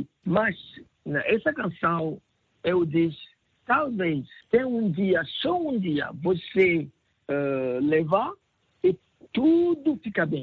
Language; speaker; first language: Portuguese; non-native, learner; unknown